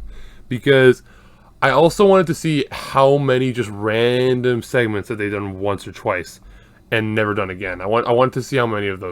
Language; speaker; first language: English; native; English